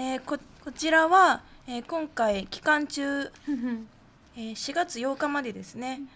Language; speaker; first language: Japanese; native; Japanese